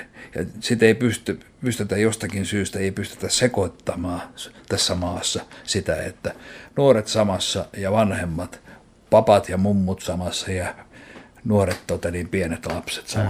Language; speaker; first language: Finnish; native; Finnish